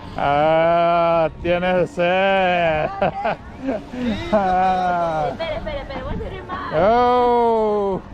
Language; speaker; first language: Spanish; non-native, learner; Korean